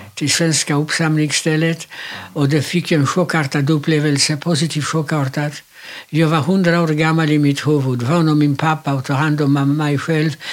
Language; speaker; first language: Swedish; non-native, fluent; Polish